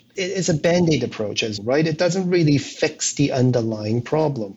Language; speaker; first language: English; non-native, local second language; Cantonese